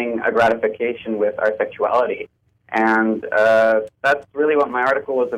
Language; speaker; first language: English; native; English